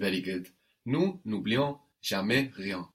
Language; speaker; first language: French; non-native, fluent; English